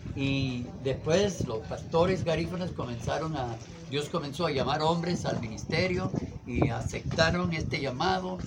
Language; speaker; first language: Spanish; non-native, fluent; English